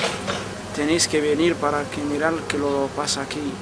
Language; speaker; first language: Spanish; non-native, fluent; Arabic